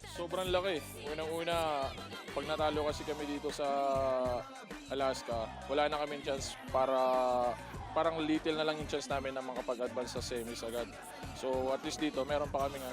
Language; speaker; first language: Filipino; non-native, local second language; Bikol